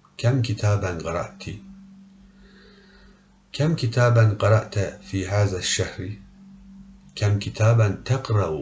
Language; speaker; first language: Arabic; non-native, learner; Turkish